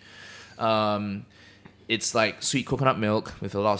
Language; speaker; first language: English; non-native, local second language; Cantonese